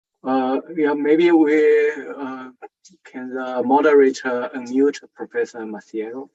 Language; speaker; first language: English; non-native, fluent; Chinese